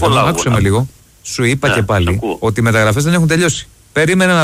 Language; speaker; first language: Greek; native; Greek